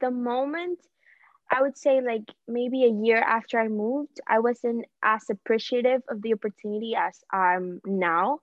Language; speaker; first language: English; non-native, fluent; Spanish